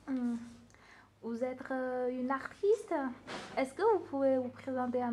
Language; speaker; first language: French; non-native, learner; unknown